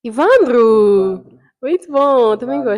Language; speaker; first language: Portuguese; non-native, fluent; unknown